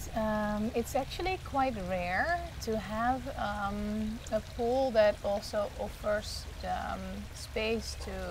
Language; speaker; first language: English; non-native, fluent; Dutch